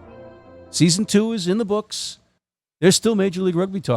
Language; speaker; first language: English; native; English